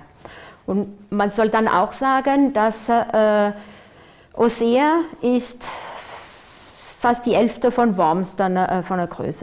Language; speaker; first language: German; non-native, fluent; French